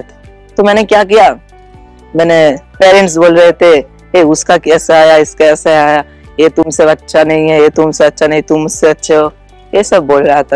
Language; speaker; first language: Hindi; non-native, local second language; Bangla